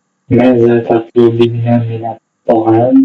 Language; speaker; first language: Arabic; non-native, learner; Indonesian